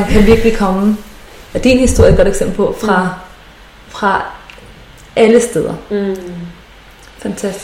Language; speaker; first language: Danish; native; Danish